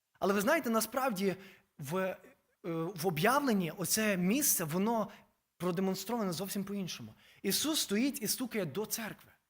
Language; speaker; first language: Ukrainian; native; Ukrainian